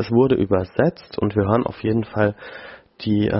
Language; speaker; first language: German; native; German